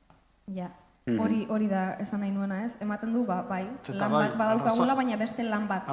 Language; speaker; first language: Basque; native; Basque